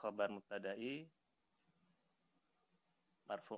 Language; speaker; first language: Arabic; non-native, learner; Indonesian